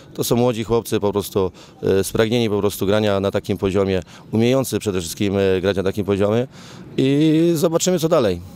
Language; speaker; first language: Polish; native; Polish